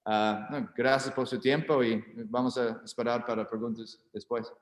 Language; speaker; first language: Spanish; non-native, learner; English